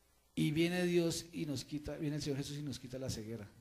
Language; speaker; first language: Spanish; native; Spanish